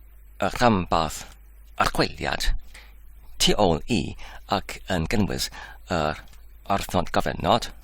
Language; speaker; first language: Welsh; non-native, learner; English